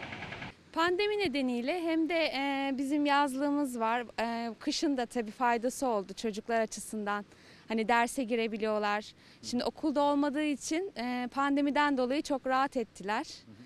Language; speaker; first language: Turkish; native; Turkish